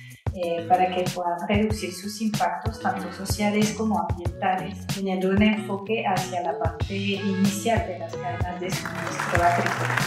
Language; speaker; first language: Spanish; native; Spanish